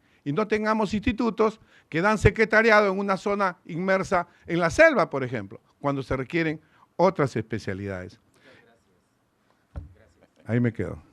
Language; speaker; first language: Spanish; native; Spanish